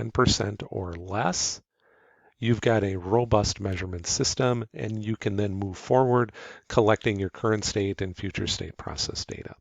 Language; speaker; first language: English; native; English